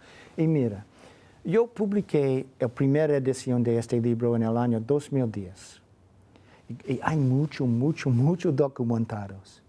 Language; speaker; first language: Spanish; non-native, fluent; English